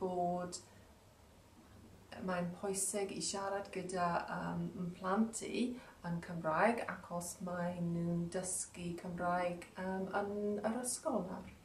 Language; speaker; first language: Welsh; non-native, learner; English